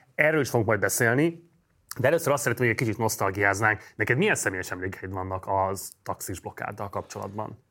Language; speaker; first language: Hungarian; native; Hungarian